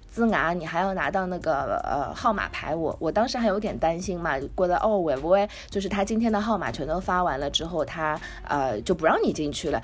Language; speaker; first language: Chinese; native; Chinese